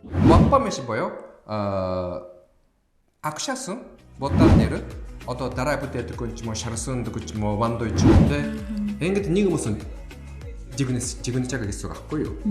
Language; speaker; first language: Mongolian; non-native, fluent; Japanese